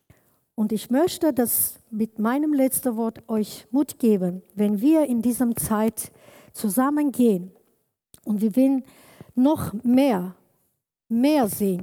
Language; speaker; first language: German; non-native, learner; Kurdish